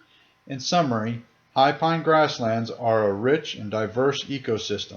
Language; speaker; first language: English; native; English